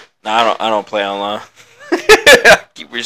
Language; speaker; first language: English; native; English